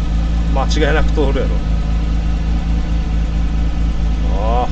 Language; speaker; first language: Japanese; native; Japanese